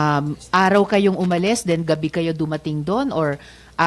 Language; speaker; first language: Filipino; native; Filipino